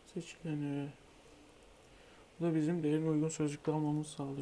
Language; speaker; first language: Turkish; native; Turkish